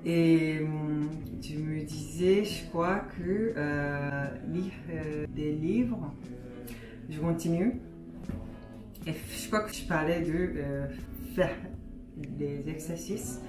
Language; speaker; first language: French; non-native, fluent; Japanese